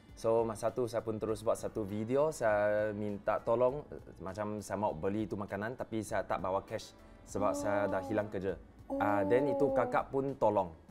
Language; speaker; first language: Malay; non-native, local second language; Chinese